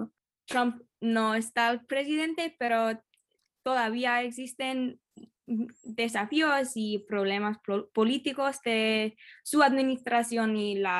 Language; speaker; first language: Spanish; non-native, fluent; English